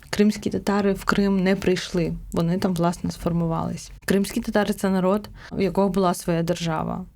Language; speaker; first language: Ukrainian; non-native, local second language; Crimean Tatar